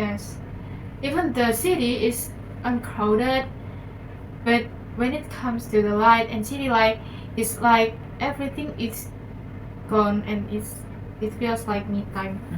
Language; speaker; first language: English; non-native, learner; Indonesian